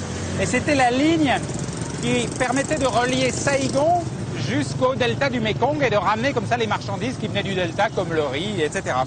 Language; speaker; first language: French; native; French